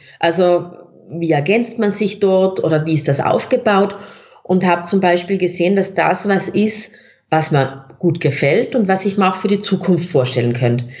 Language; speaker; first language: German; native; German